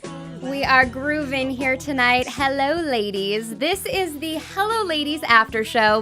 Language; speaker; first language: English; native; English